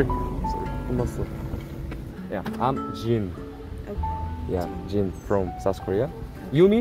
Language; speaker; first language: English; non-native, learner; Korean